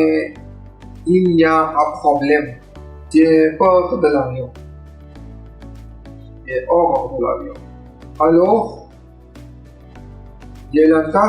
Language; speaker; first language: French; non-native, learner; English